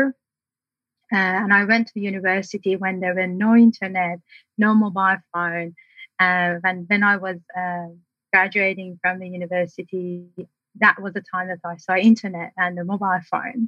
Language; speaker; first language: English; non-native, fluent; Persian